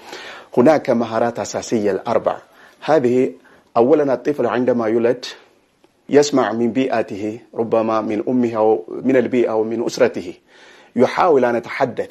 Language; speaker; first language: Arabic; non-native, fluent; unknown